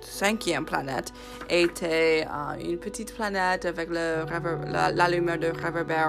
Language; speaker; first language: French; non-native, fluent; English